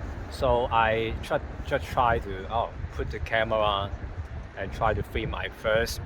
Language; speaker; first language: English; non-native, learner; Cantonese